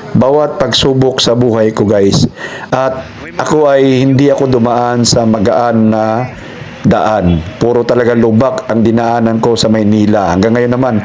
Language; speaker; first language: Filipino; non-native, local second language; Cebuano